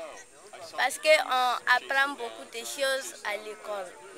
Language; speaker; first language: French; non-native, learner; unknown